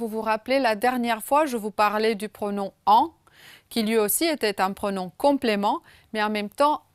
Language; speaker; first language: French; non-native, fluent; Romanian